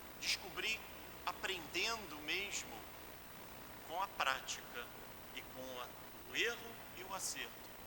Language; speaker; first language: Portuguese; native; Portuguese